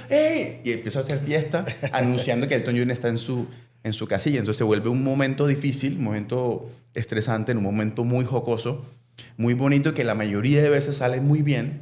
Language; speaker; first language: Spanish; native; Spanish